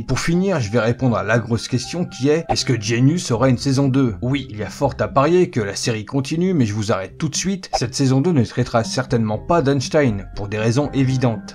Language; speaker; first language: French; native; French